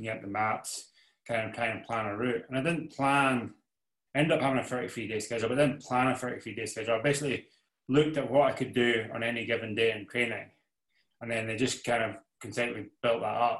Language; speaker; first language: English; native; English